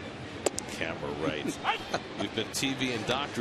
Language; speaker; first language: English; native; English